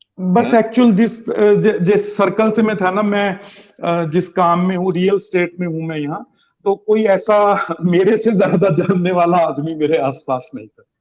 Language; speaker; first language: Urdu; non-native, local second language; Punjabi